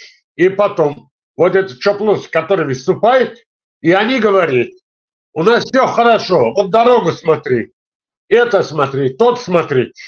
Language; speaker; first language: Russian; non-native, local second language; Tajik